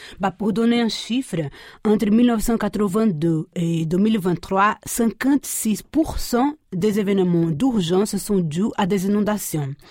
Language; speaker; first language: French; non-native, fluent; Portuguese